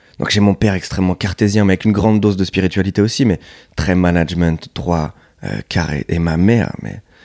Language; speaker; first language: French; native; French